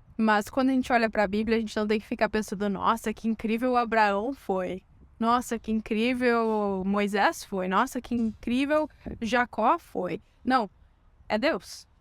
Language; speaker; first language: Portuguese; native; Portuguese